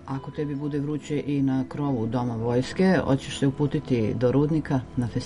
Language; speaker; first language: Serbian; native; Serbian